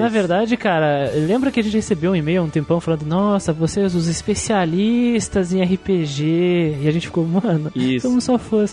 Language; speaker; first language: Portuguese; native; Portuguese